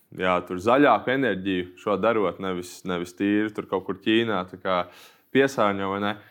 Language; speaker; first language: Latvian; native; Latvian